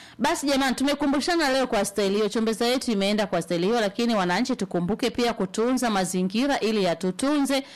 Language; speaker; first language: Swahili; native; Swahili